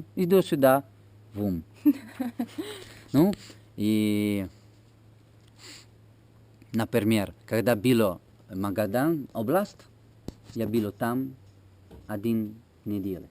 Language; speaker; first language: Russian; non-native, learner; Italian